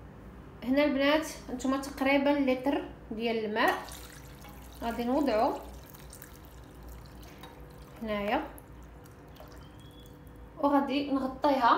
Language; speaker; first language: Arabic; native; Arabic